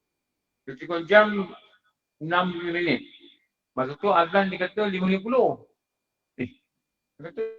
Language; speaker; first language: Malay; native; Malay